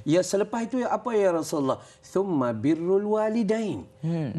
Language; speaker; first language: Malay; native; Malay